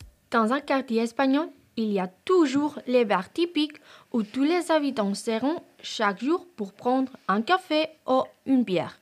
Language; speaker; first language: French; non-native, fluent; Spanish